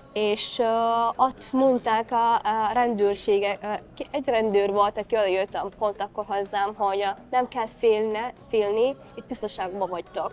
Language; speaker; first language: Hungarian; non-native, fluent; Somali